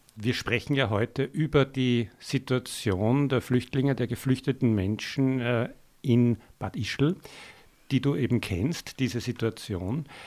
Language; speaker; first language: German; native; German